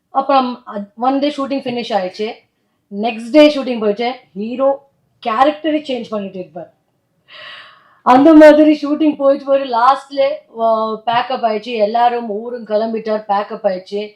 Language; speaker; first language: Tamil; non-native, learner; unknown